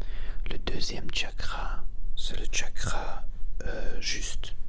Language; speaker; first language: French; non-native, learner; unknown